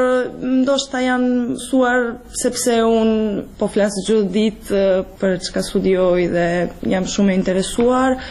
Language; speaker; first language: Albanian; non-native, fluent; Serbian